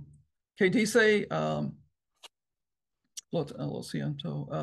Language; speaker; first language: Spanish; non-native, learner; English